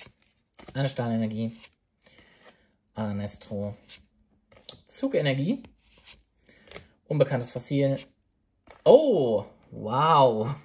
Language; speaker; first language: German; native; German